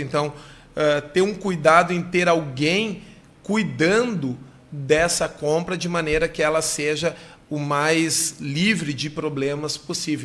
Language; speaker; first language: Portuguese; native; Portuguese